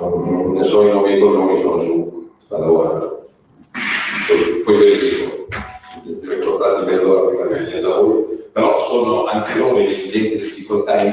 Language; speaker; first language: Italian; native; Italian